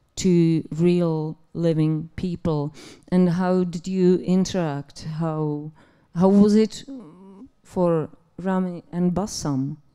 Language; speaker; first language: English; non-native, fluent; Czech